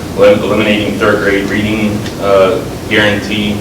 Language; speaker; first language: English; native; English